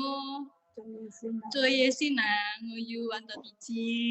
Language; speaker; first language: Cantonese; non-native, learner; Javanese